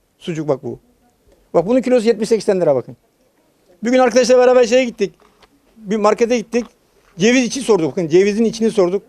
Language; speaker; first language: Turkish; native; Turkish